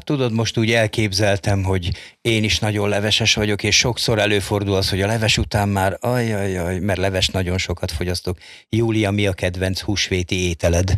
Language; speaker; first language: Hungarian; native; Hungarian